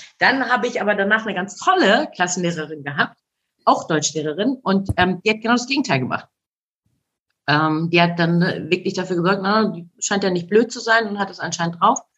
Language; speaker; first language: German; early bilingual, other home language; Turkish